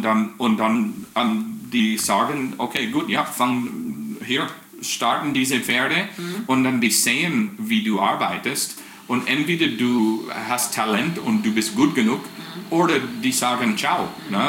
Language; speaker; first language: German; non-native, fluent; English